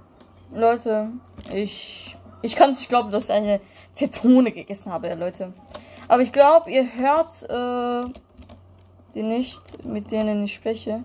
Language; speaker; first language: German; early bilingual, other home language; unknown